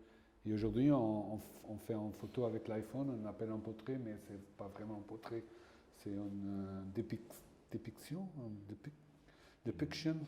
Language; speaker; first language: French; non-native, fluent; Portuguese